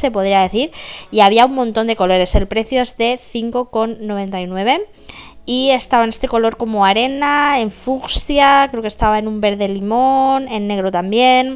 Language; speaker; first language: Spanish; native; Spanish